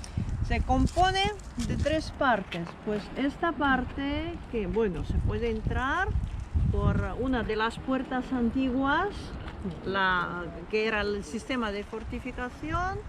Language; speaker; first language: Spanish; non-native, fluent; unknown